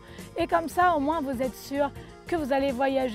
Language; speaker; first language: French; native; French